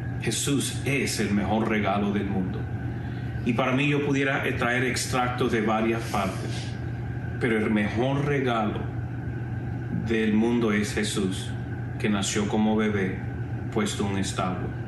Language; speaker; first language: Spanish; early bilingual, other home language; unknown